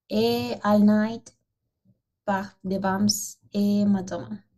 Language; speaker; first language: French; non-native, learner; Spanish